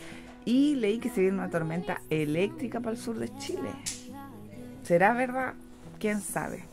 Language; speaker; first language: Spanish; native; Spanish